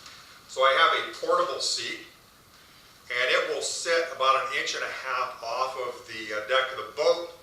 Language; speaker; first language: English; native; English